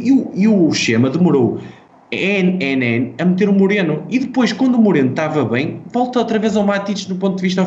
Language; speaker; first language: Portuguese; native; Portuguese